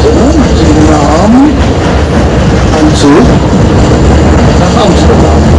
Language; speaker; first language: German; early bilingual, heritage; German